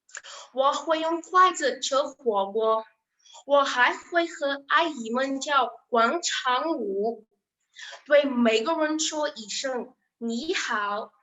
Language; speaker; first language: Chinese; non-native, learner; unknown